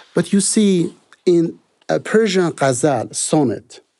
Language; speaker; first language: English; non-native, fluent; Persian